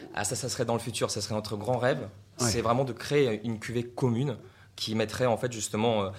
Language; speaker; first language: French; non-native, fluent; Russian